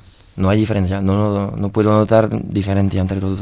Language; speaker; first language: Spanish; non-native, learner; French